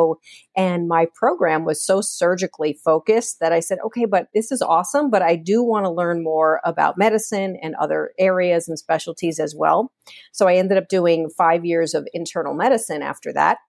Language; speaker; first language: English; native; English